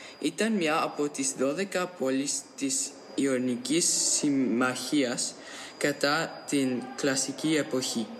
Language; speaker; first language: Greek; early bilingual, heritage; Greek